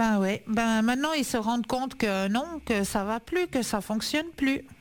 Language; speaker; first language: French; native; French